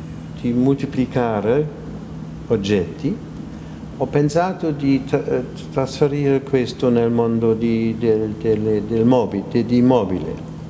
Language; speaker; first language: Italian; non-native, fluent; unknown